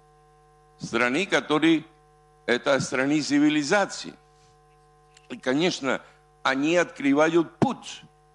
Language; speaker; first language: Russian; non-native, fluent; Spanish